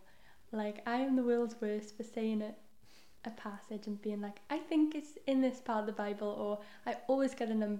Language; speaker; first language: English; non-native, local second language; Welsh